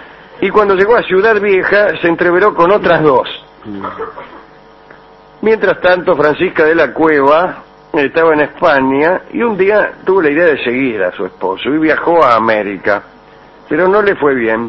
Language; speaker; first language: Spanish; native; Spanish